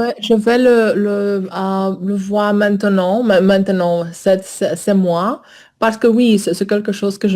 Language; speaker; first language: French; non-native, fluent; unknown